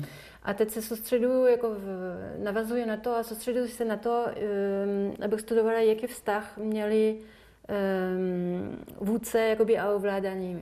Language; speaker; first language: Czech; non-native, fluent; French